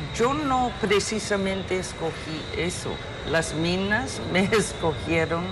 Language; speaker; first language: Spanish; non-native, fluent; English